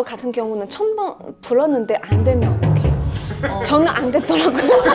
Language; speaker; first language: Korean; non-native, fluent; Chinese